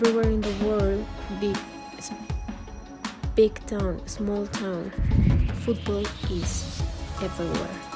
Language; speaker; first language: English; non-native, fluent; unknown